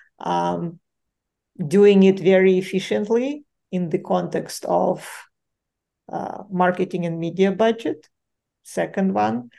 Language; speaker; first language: English; non-native, fluent; Ukrainian